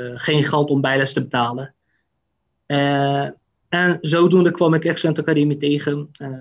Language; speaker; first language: Dutch; early bilingual, other home language; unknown